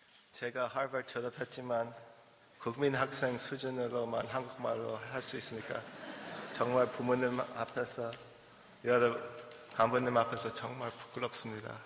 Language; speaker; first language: Korean; early bilingual, heritage; English